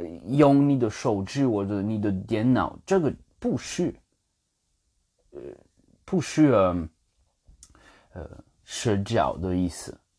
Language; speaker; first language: Chinese; non-native, fluent; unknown